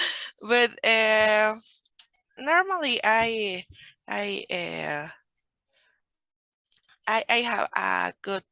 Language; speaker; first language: English; non-native, learner; Spanish